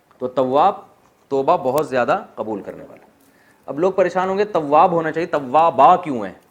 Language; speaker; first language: Urdu; native; Urdu